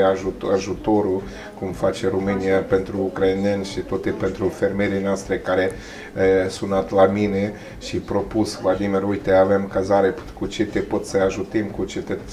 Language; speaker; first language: Romanian; non-native, learner; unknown